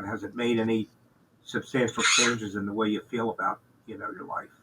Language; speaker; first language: English; native; English